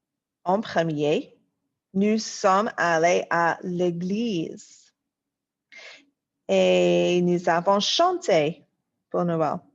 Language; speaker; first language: French; non-native, fluent; English